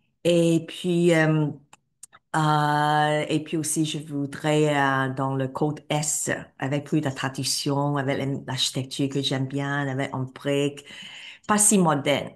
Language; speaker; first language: French; non-native, fluent; Cantonese